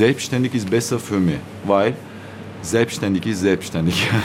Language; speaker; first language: German; non-native, learner; Turkish